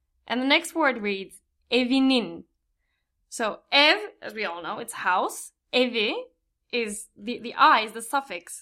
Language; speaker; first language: English; non-native, fluent; Turkish